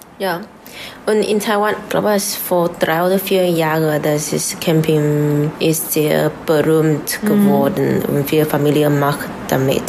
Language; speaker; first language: German; non-native, learner; Chinese